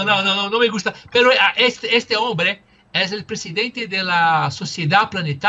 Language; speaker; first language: Spanish; non-native, fluent; Portuguese